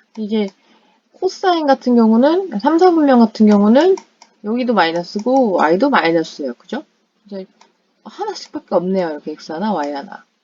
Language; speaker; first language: Korean; non-native, fluent; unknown